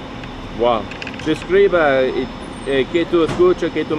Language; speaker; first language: Spanish; non-native, learner; English